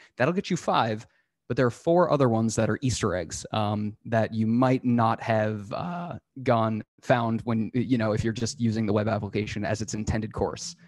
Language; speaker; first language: English; native; English